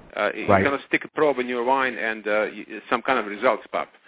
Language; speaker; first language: English; non-native, fluent; Croatian